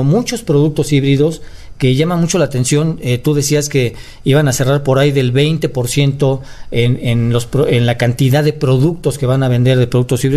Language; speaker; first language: Spanish; native; Spanish